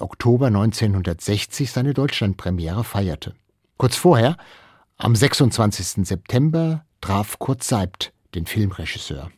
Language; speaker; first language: German; native; German